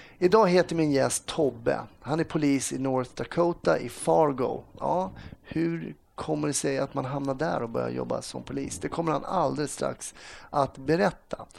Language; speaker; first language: Swedish; native; Swedish